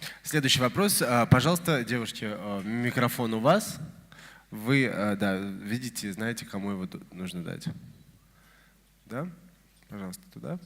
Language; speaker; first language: Russian; native; Russian